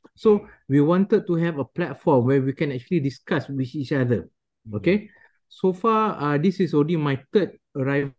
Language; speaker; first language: English; non-native, local second language; Malay